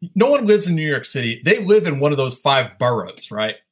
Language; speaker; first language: English; native; English